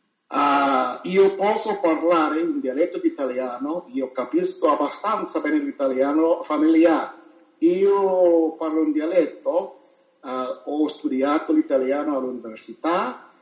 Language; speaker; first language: Italian; early bilingual, heritage; Italian